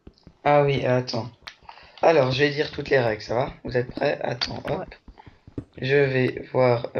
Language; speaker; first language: French; native; French